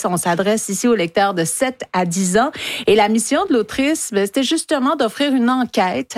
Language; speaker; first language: French; native; French